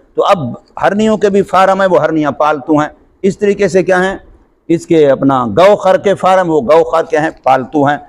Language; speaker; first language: Urdu; non-native, local second language; Saraiki